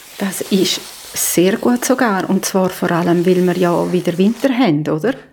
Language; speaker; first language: German; native; German